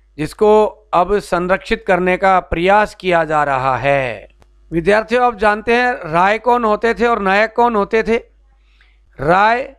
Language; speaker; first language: Hindi; native; Hindi